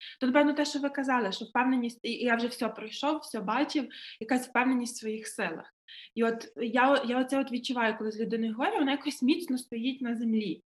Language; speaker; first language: Ukrainian; native; Ukrainian